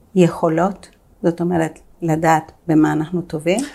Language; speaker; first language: Hebrew; non-native, fluent; Spanish